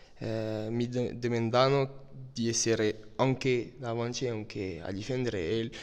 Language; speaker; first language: Italian; non-native, learner; French